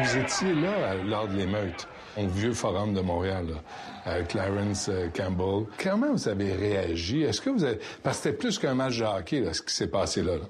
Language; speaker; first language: French; native; French